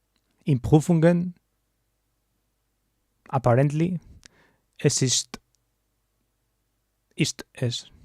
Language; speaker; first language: German; non-native, learner; English